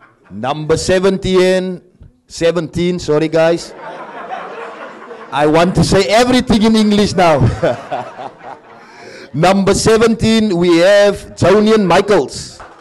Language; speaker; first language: English; non-native, local second language; Afrikaans